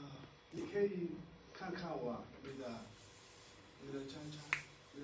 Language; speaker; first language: Chinese; non-native, learner; Somali